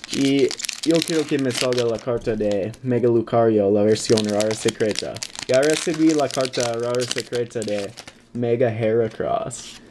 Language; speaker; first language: Spanish; non-native, learner; English